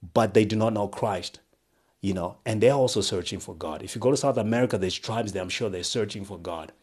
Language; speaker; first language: English; non-native, local second language; Shona